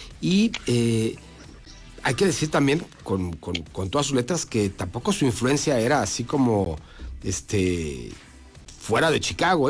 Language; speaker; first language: Spanish; native; Spanish